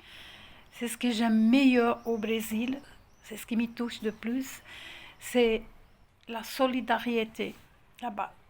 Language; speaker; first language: French; non-native, fluent; Portuguese